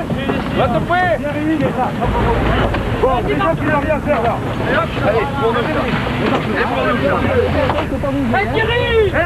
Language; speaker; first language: French; native; French